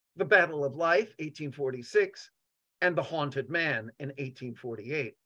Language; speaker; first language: English; native; English